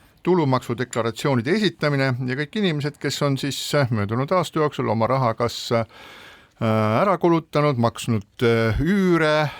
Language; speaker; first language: Estonian; native; Estonian